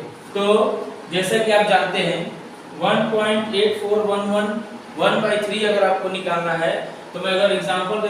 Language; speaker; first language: Hindi; native; Hindi